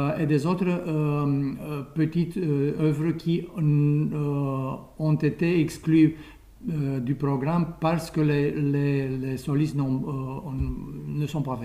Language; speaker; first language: French; non-native, fluent; Romanian